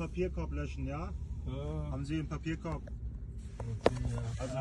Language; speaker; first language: German; native; German